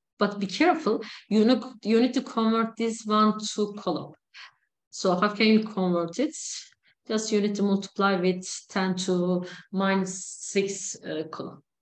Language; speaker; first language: English; non-native, fluent; Turkish